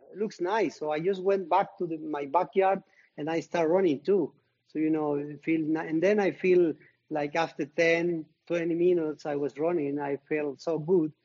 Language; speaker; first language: English; non-native, learner; Spanish